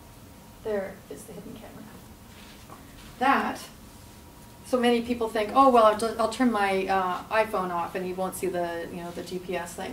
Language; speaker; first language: English; native; English